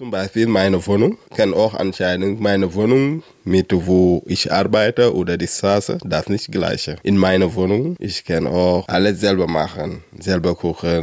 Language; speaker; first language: German; non-native, learner; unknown